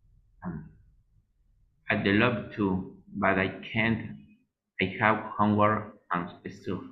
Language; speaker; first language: English; non-native, learner; Spanish